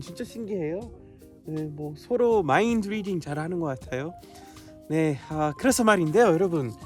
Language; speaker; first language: Korean; non-native, fluent; English